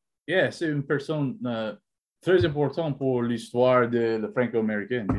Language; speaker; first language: French; non-native, learner; English